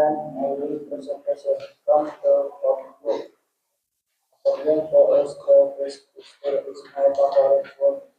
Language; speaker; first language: English; non-native, learner; Indonesian